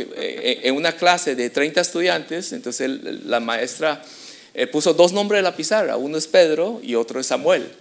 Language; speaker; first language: Spanish; early bilingual, other home language; Chinese